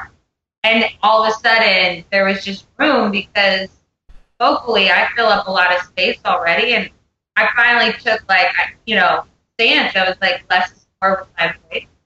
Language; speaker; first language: English; native; English